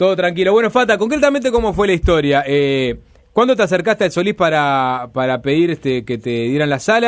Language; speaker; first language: Spanish; native; Spanish